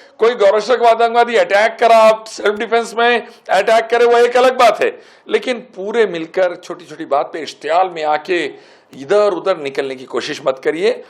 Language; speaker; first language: Urdu; native; Urdu